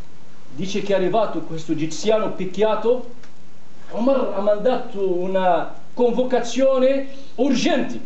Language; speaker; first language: Italian; non-native, fluent; Arabic